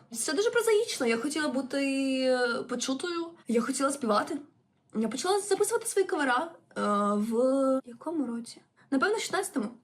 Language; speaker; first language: Ukrainian; non-native, local second language; Russian